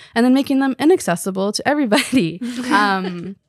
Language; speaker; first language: English; native; English